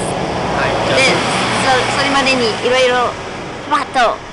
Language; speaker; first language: Japanese; non-native, fluent; English